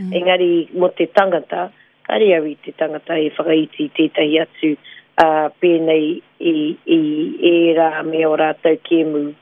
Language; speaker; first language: Māori; non-native, local second language; English